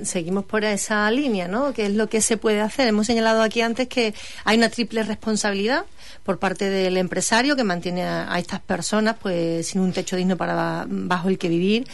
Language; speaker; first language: Spanish; native; Spanish